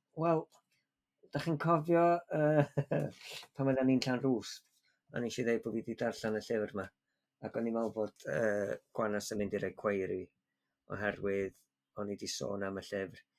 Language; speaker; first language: Welsh; native; Welsh